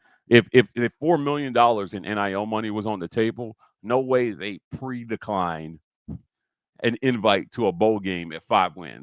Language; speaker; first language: English; native; English